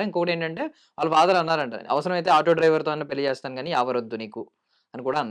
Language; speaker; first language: Telugu; native; Telugu